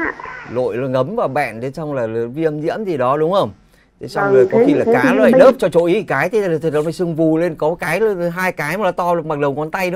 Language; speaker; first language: Vietnamese; native; Vietnamese